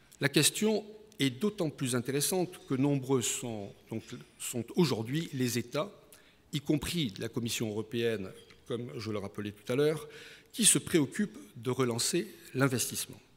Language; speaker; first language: French; native; French